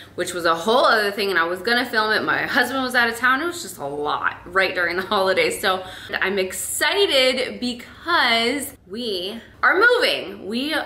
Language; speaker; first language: English; native; English